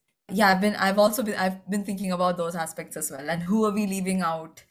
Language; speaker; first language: English; non-native, local second language; Malayalam